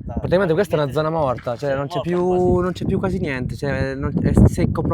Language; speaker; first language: Italian; early bilingual, other home language; Arabic